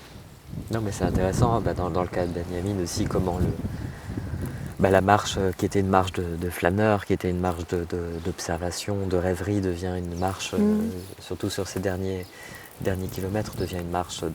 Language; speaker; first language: French; native; French